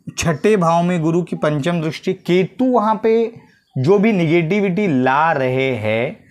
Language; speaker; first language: Hindi; non-native, local second language; Marathi